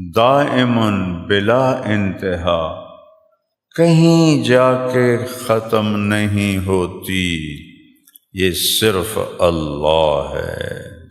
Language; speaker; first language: Urdu; non-native, local second language; Punjabi